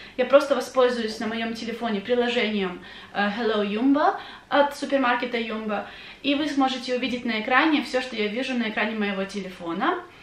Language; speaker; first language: Russian; native; Russian